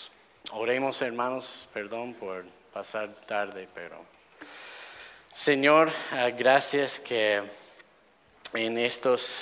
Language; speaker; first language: Spanish; non-native, fluent; English